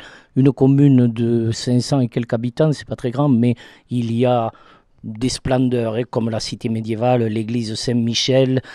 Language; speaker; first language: French; native; French